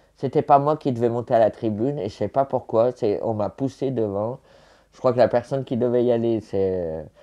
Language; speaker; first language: French; native; French